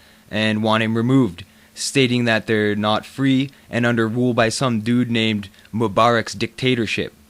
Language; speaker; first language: English; native; English